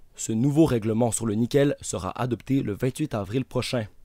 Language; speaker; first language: French; native; French